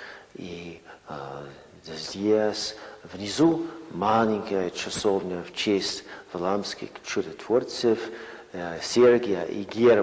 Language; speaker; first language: Russian; non-native, learner; English